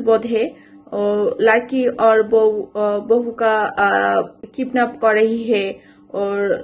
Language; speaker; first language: Hindi; non-native, learner; Bangla